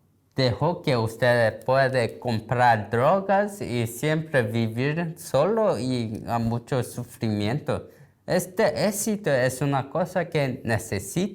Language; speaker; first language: Spanish; non-native, learner; Korean